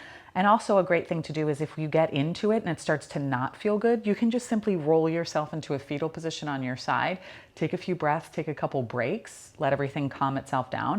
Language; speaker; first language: English; native; English